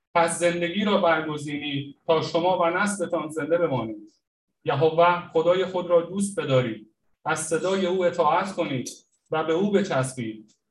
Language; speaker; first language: Persian; native; Persian